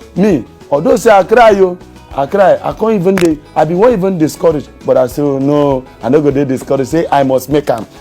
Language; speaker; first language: Nigerian Pidgin; native; Nigerian Pidgin